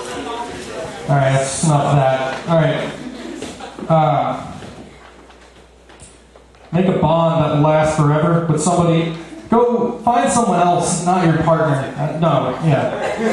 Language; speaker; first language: English; native; English